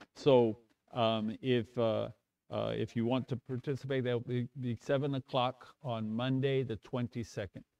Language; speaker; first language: English; native; English